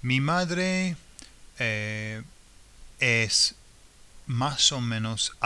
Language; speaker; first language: Spanish; non-native, fluent; English